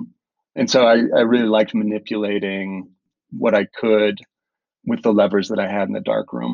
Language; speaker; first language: English; native; English